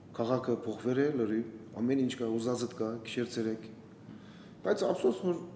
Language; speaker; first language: Armenian; native; Armenian